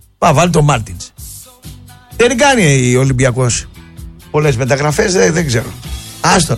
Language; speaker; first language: Greek; native; Greek